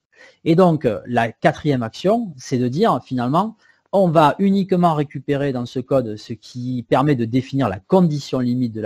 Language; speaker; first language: French; native; French